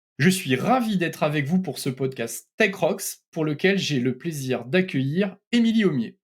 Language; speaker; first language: French; native; French